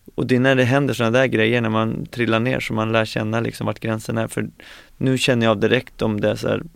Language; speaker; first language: Swedish; native; Swedish